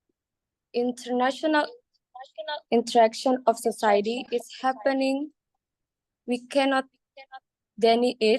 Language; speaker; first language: English; non-native, learner; Indonesian